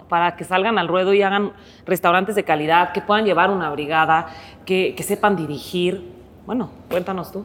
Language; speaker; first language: Spanish; native; Spanish